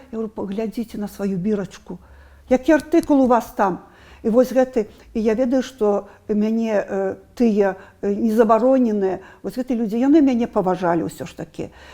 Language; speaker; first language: Belarusian; non-native, local second language; Russian